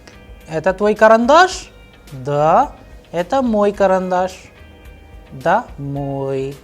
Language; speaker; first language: Russian; non-native, fluent; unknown